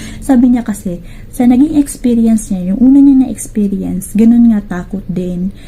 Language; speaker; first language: Filipino; native; Filipino